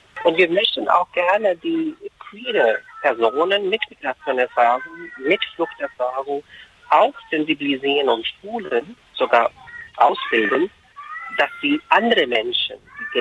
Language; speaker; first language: German; non-native, fluent; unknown